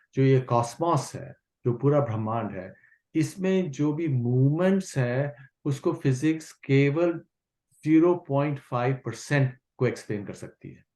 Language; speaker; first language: Hindi; non-native, local second language; Kashmiri